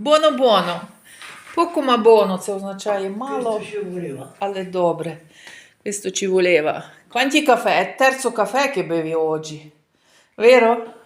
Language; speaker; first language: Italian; non-native, fluent; Ukrainian